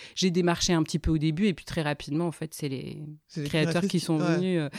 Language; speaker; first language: French; native; French